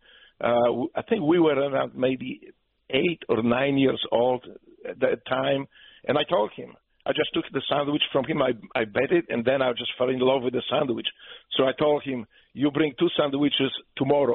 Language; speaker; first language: English; non-native, fluent; Polish